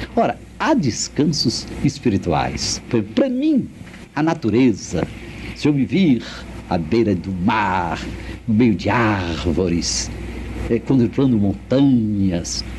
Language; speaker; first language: Portuguese; native; Portuguese